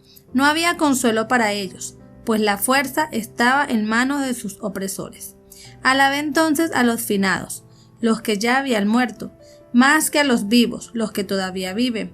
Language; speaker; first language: Spanish; native; Spanish